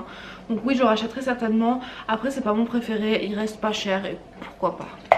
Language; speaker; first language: French; native; French